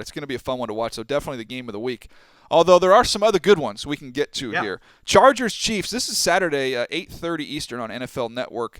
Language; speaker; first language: English; native; English